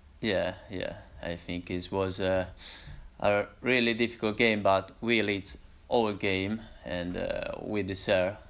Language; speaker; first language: English; non-native, learner; Italian